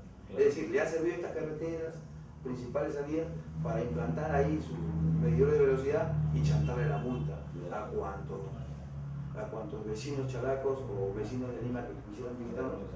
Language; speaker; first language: Spanish; native; Spanish